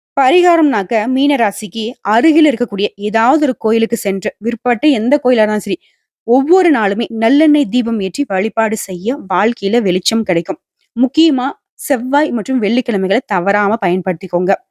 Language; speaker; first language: Tamil; native; Tamil